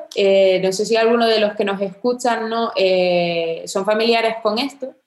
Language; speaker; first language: Spanish; native; Spanish